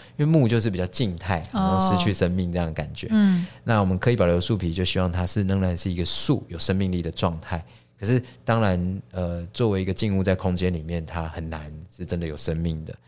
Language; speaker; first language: Chinese; native; Chinese